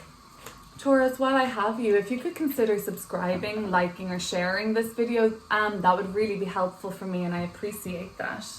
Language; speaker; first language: English; native; English